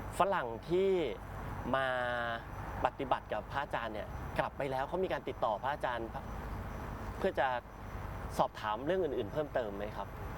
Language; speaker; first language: Thai; native; Thai